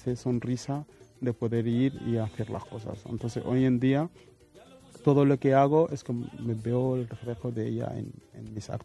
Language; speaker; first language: Spanish; non-native, fluent; Wolof